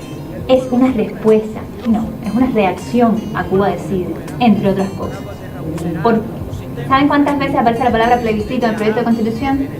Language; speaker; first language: Spanish; native; Spanish